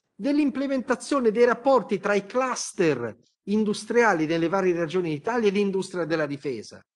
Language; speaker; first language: Italian; native; Italian